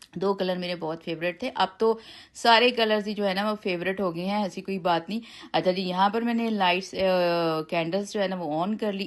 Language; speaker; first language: Urdu; non-native, local second language; Punjabi